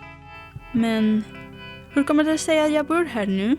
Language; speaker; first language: Swedish; non-native, fluent; Spanish